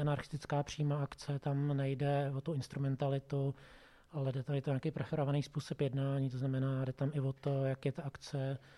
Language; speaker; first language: Czech; native; Czech